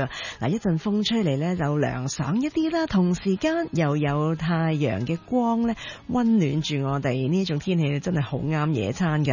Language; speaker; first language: Cantonese; native; Cantonese